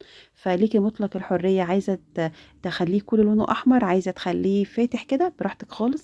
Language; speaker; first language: Arabic; native; Arabic